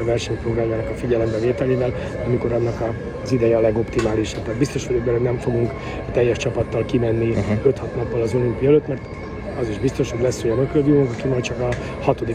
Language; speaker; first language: Hungarian; native; Hungarian